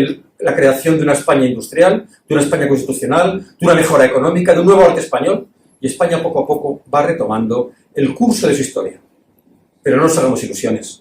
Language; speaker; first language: Spanish; native; Spanish